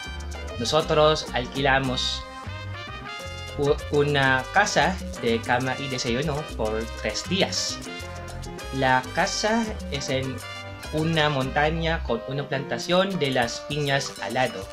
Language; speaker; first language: Spanish; non-native, learner; Filipino